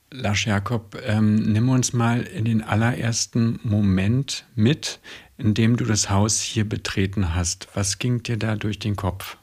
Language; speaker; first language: German; native; German